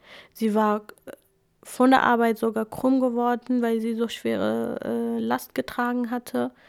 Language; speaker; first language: German; early bilingual, other home language; Kurdish